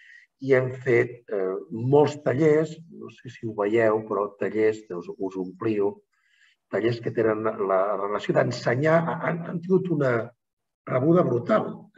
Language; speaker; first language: Catalan; native; Catalan